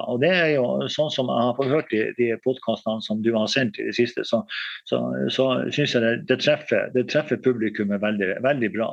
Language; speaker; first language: Norwegian; native; Norwegian